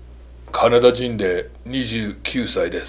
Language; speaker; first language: Japanese; non-native, fluent; English